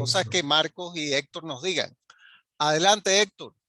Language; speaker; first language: Spanish; native; Spanish